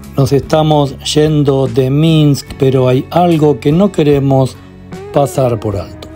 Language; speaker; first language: Spanish; native; Spanish